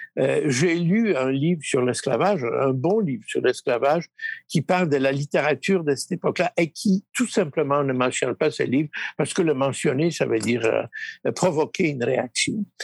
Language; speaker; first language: French; early bilingual, other home language; Polish